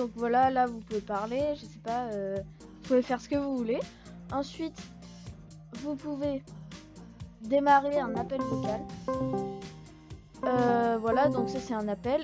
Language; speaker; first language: French; native; French